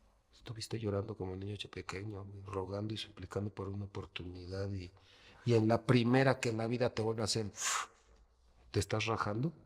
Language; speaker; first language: Spanish; native; Spanish